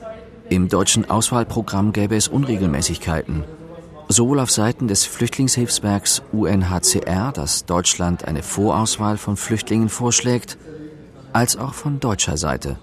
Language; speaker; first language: German; native; German